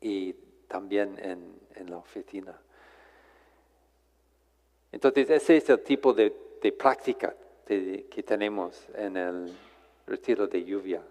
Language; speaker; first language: Spanish; non-native, fluent; English